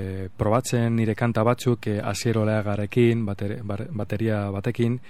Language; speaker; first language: Basque; non-native, local second language; Spanish